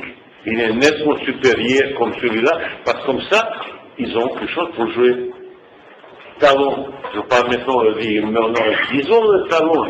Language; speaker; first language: French; non-native, fluent; Bosnian